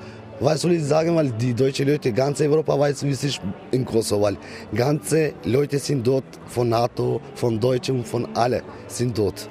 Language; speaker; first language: German; non-native, learner; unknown